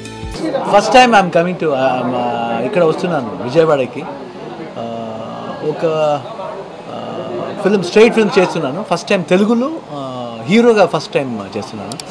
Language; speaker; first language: Telugu; non-native, learner; Kannada